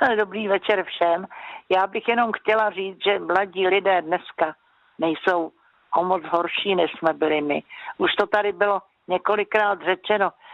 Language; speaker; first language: Czech; native; Czech